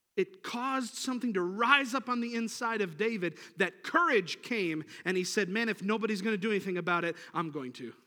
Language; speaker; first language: English; native; English